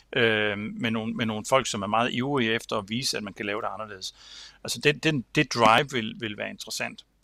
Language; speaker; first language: Danish; native; Danish